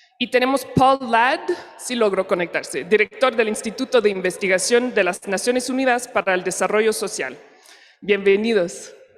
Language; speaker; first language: Spanish; non-native, fluent; French